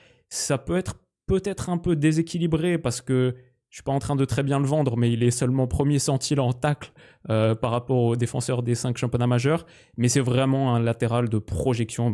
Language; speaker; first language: French; native; French